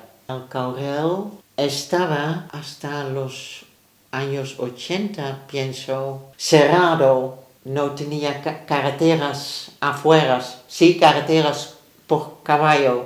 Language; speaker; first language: Spanish; non-native, learner; Dutch